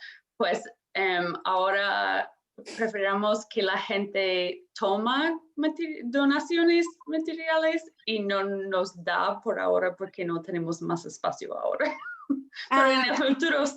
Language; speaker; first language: Spanish; non-native, fluent; English